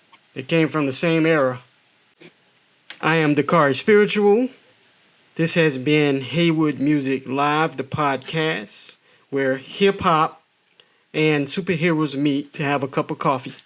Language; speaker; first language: English; native; English